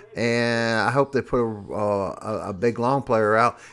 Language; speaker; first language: English; native; English